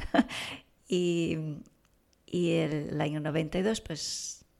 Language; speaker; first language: Spanish; non-native, fluent; Portuguese